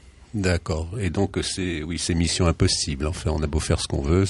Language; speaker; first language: French; native; French